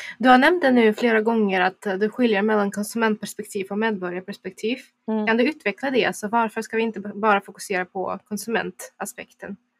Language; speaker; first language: Swedish; non-native, fluent; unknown